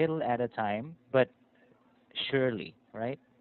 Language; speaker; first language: English; non-native, fluent; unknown